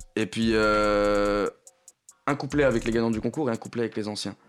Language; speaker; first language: French; native; French